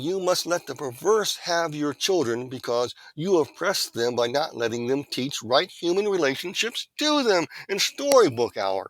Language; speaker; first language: English; native; English